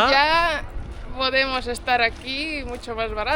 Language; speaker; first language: Spanish; non-native, fluent; Estonian